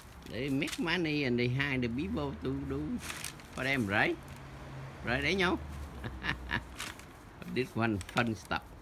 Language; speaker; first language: English; non-native, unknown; Vietnamese